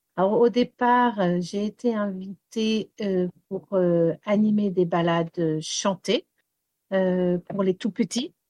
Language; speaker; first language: French; early bilingual, heritage; English